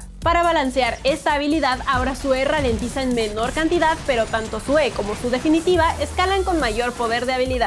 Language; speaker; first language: Spanish; native; Spanish